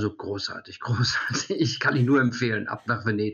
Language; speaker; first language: German; early bilingual, heritage; German